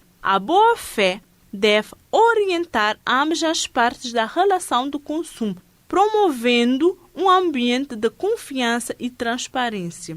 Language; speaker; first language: Portuguese; non-native, local second language; Kabuverdianu